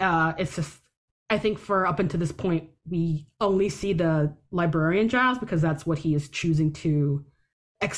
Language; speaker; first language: English; native; English